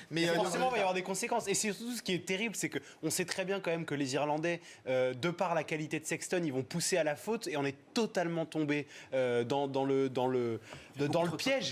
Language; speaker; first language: French; native; French